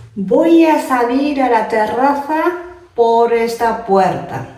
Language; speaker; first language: Spanish; non-native, fluent; Japanese